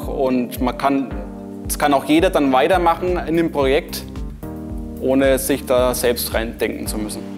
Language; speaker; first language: German; native; German